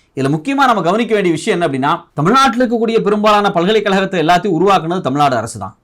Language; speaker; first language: Tamil; native; Tamil